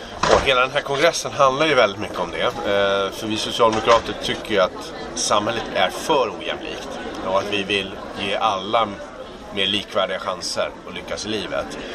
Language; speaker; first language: Swedish; native; Swedish